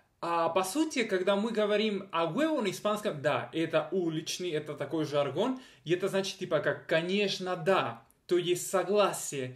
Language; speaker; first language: Russian; non-native, fluent; Spanish